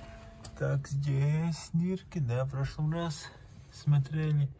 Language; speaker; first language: Russian; early bilingual, heritage; Russian